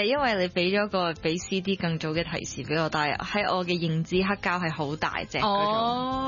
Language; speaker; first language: Cantonese; native; Cantonese